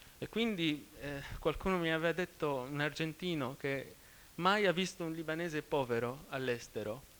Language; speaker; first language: Italian; non-native, fluent; Arabic